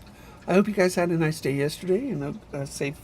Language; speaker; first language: English; native; English